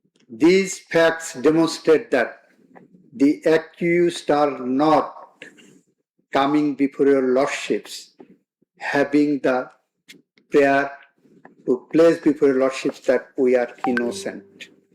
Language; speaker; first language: English; non-native, local second language; Bangla